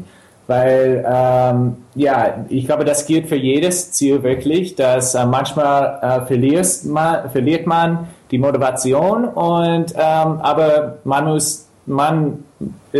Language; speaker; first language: German; non-native, fluent; English